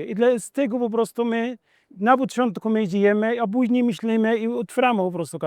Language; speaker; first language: Polish; non-native, fluent; Arabic